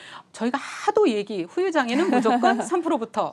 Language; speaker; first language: Korean; native; Korean